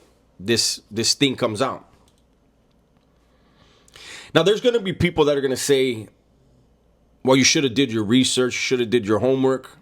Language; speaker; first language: English; native; English